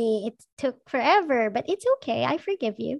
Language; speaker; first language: English; non-native, local second language; Filipino